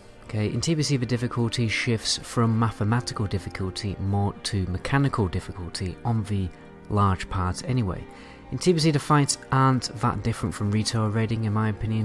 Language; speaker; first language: English; native; English